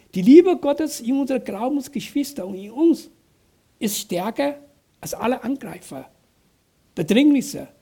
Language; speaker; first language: German; non-native, fluent; Chinese